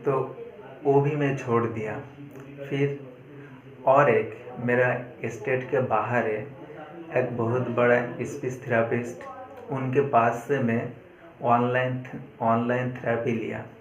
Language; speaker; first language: Hindi; non-native, local second language; Bangla